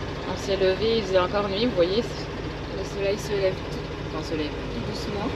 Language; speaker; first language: French; native; French